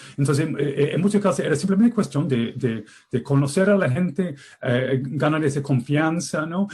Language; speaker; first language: Spanish; non-native, fluent; English